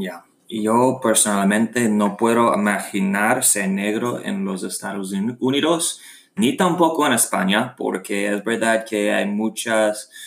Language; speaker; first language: Spanish; non-native, learner; English